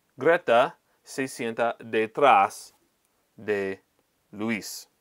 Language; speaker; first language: Spanish; non-native, fluent; English